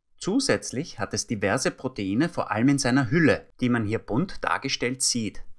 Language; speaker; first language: German; native; German